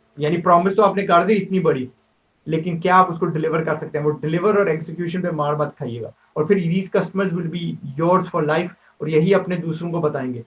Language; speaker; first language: Urdu; native; Urdu